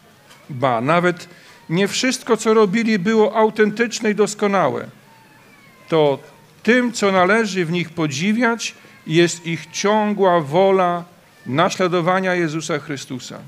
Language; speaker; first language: Polish; native; Polish